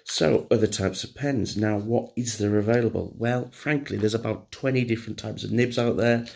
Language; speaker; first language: English; native; English